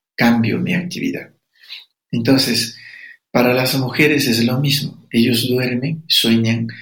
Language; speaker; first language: Spanish; non-native, local second language; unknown